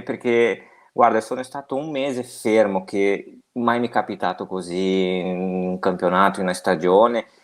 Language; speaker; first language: Italian; non-native, fluent; Portuguese